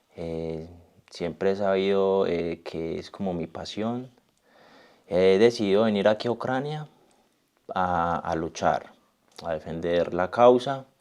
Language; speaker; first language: Spanish; native; Spanish